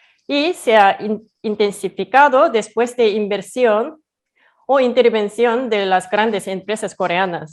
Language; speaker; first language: Spanish; non-native, fluent; Korean